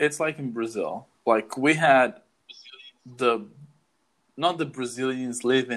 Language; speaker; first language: English; non-native, fluent; Portuguese